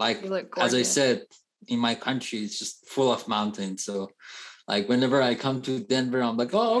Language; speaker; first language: English; non-native, fluent; Persian